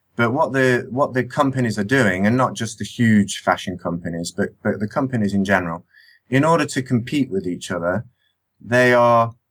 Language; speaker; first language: English; native; English